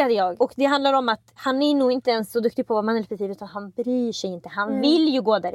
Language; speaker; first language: Swedish; native; Swedish